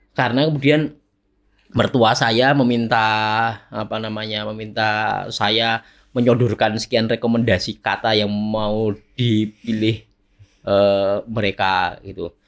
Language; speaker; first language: Indonesian; native; Indonesian